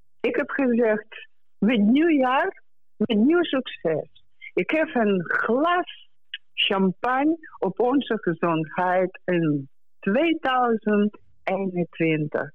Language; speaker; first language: Dutch; non-native, learner; Russian